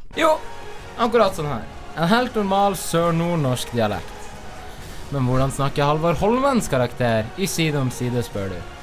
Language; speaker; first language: Norwegian; native; Norwegian